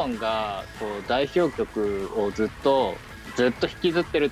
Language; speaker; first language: Japanese; native; Japanese